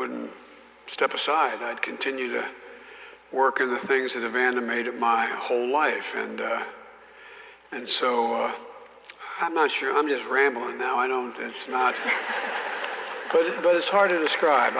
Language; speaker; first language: English; native; English